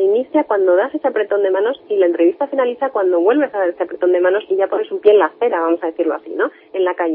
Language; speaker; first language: Spanish; native; Spanish